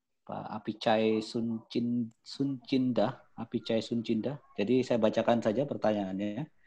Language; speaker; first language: Indonesian; native; Indonesian